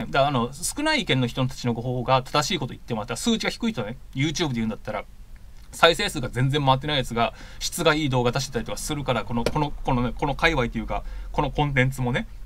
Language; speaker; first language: Japanese; native; Japanese